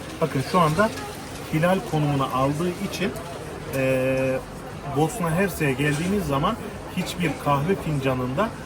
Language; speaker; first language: Turkish; native; Turkish